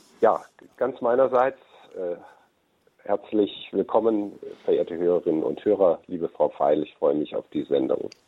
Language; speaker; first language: German; native; German